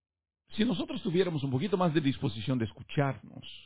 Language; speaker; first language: Spanish; native; Spanish